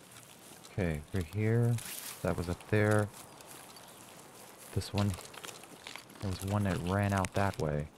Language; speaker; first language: English; native; English